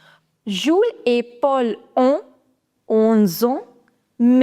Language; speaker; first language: French; non-native, fluent; Hindi